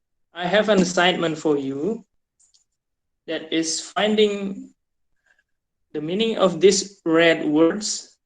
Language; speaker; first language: English; non-native, fluent; Indonesian